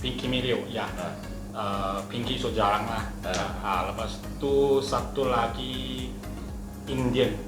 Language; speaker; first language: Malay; non-native, local second language; Chinese